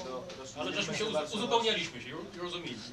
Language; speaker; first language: Polish; native; Polish